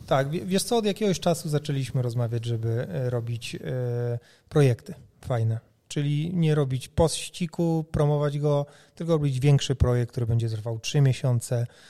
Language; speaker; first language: Polish; native; Polish